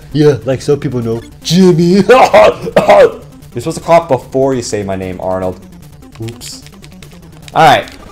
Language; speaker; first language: English; native; English